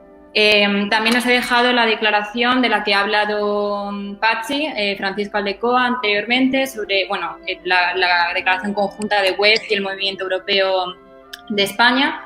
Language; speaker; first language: Spanish; native; Spanish